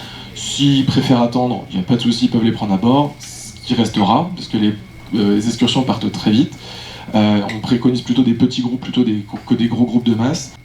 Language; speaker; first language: French; native; French